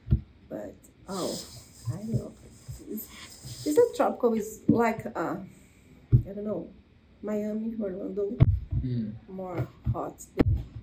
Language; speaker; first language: English; non-native, learner; Portuguese